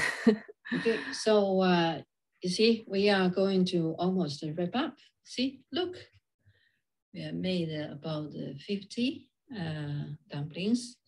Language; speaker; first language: English; non-native, fluent; Chinese